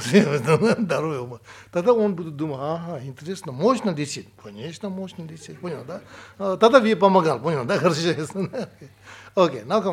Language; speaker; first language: Russian; non-native, learner; Tibetan